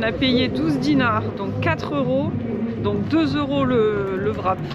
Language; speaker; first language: French; native; French